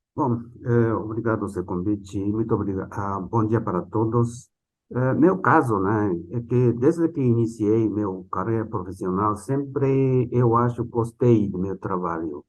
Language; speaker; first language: Portuguese; non-native, fluent; Japanese